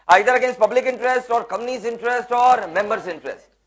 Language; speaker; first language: English; non-native, local second language; Hindi